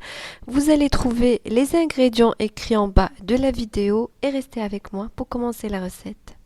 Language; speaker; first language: French; non-native, local second language; Arabic